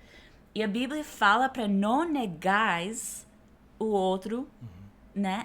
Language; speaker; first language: Portuguese; non-native, fluent; English